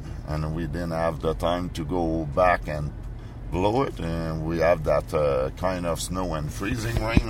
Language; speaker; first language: English; non-native, fluent; French